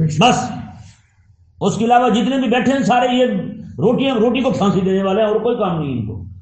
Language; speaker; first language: Urdu; non-native, local second language; Punjabi